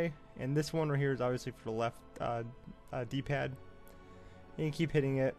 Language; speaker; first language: English; native; English